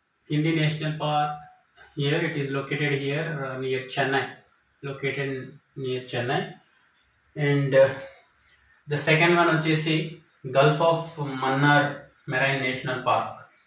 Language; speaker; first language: English; non-native, local second language; Telugu